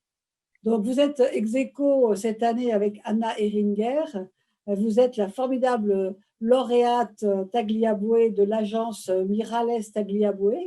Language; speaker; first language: French; native; French